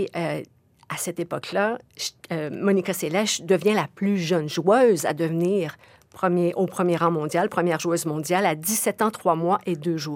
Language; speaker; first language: French; native; French